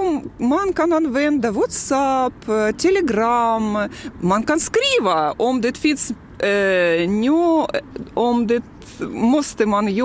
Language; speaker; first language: Swedish; non-native, learner; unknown